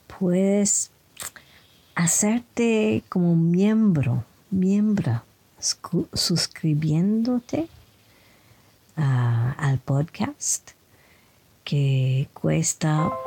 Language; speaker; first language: Spanish; non-native, fluent; French